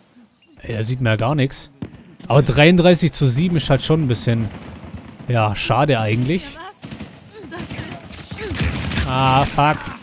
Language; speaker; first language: German; native; German